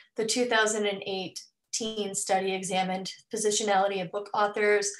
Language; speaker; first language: English; native; English